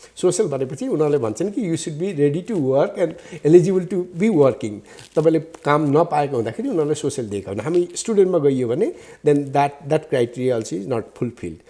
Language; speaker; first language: Nepali; native; Nepali